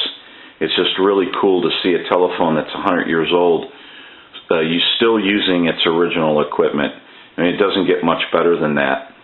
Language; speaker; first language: English; native; English